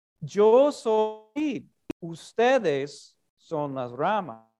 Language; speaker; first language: Spanish; non-native, fluent; English